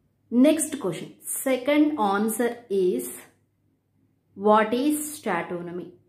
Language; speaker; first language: English; non-native, local second language; Telugu